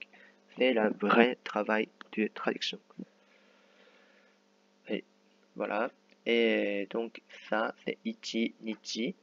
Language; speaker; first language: French; non-native, fluent; Japanese